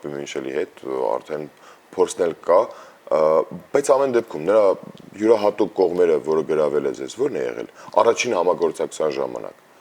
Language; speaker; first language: Armenian; native; Armenian